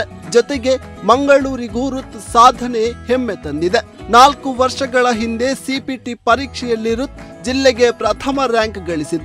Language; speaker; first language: Kannada; native; Kannada